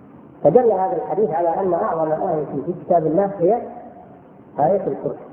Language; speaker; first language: Arabic; native; Arabic